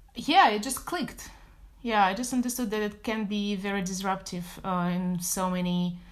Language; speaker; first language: English; non-native, fluent; Russian